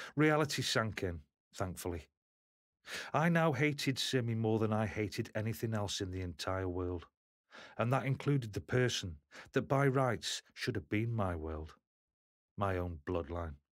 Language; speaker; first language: English; native; English